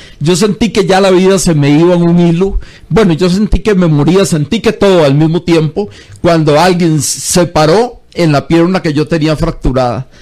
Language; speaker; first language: Spanish; native; Spanish